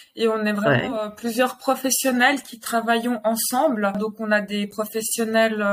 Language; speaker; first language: French; native; French